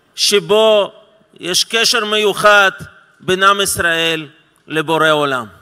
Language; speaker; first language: Hebrew; non-native, fluent; Russian